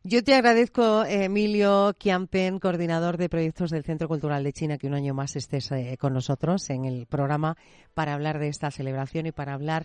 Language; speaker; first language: Spanish; native; Spanish